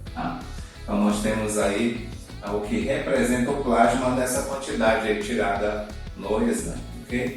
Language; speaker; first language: Portuguese; native; Portuguese